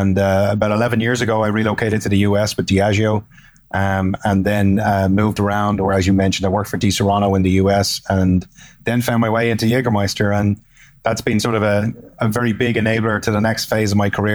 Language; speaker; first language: English; native; English